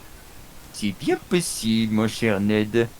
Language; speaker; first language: French; native; French